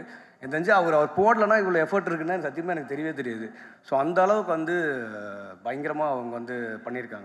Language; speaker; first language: Tamil; native; Tamil